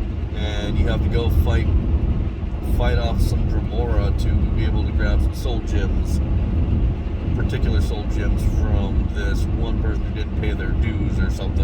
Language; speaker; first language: English; native; English